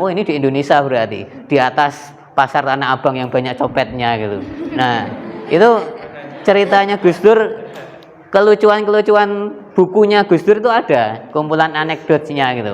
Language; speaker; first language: Indonesian; native; Indonesian